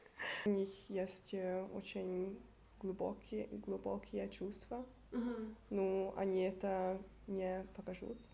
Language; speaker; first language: Russian; non-native, learner; Hungarian